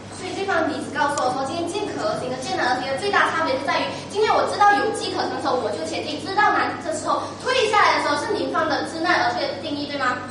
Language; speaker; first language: Chinese; native; Chinese